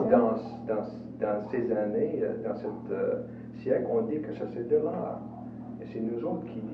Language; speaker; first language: French; non-native, local second language; English